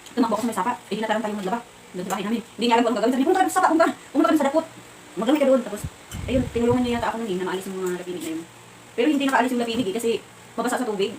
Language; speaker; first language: Filipino; non-native, local second language; Cebuano